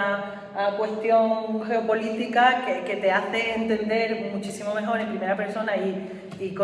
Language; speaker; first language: Spanish; native; Spanish